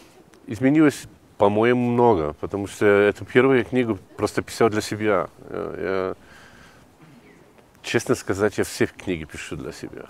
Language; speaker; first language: Russian; non-native, fluent; Polish